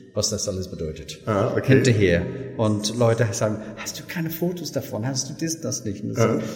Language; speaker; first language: German; non-native, learner; English